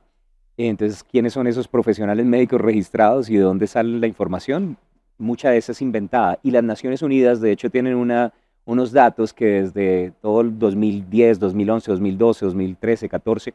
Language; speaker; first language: Spanish; native; Spanish